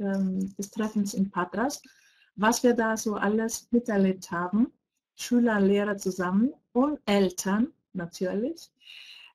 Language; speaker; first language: German; non-native, fluent; Greek